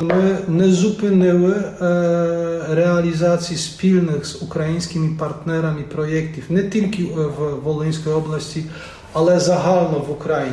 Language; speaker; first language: Ukrainian; non-native, fluent; Polish